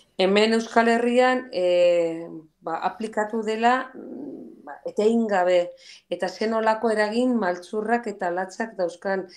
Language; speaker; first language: Basque; non-native, local second language; Spanish